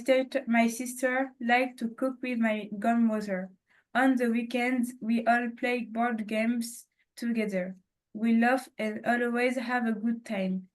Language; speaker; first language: English; non-native, learner; French